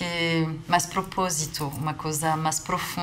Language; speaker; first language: Portuguese; non-native, fluent; French